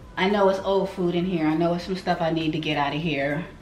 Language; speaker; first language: English; native; English